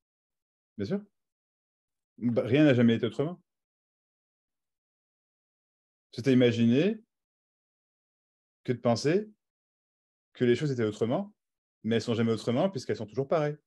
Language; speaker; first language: French; native; French